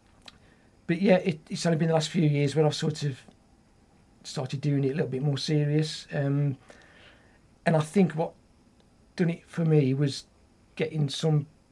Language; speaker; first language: English; native; English